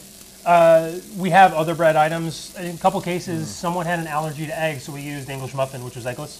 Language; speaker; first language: English; native; English